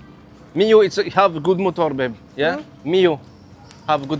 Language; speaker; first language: English; non-native, learner; French